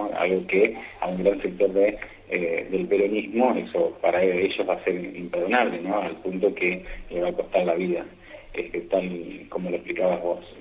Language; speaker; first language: Spanish; native; Spanish